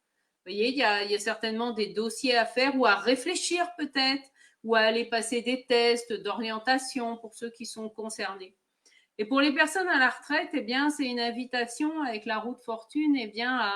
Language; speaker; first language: French; native; French